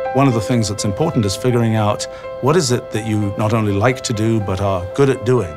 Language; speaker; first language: English; native; English